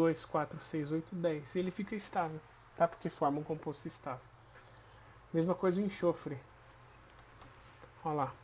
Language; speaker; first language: Portuguese; native; Portuguese